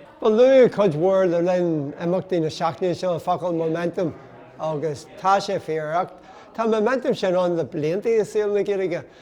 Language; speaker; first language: Irish; non-native, local second language; English